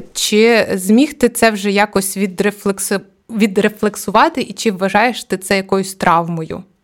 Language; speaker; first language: Ukrainian; native; Ukrainian